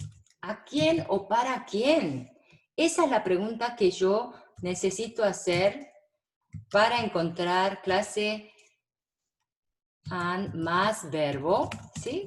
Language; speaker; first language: Spanish; non-native, fluent; Korean